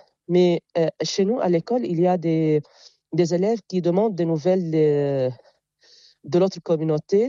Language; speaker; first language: French; non-native, local second language; Arabic